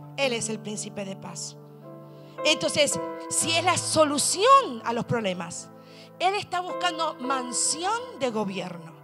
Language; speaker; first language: Spanish; early bilingual, heritage; Spanish